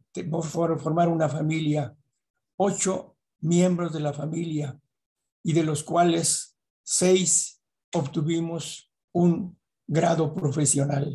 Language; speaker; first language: Spanish; native; Spanish